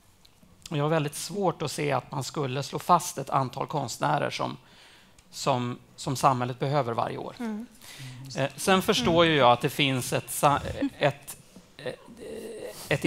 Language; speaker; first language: Swedish; native; Swedish